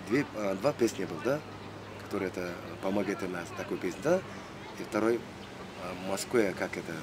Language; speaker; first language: Russian; non-native, learner; Mongolian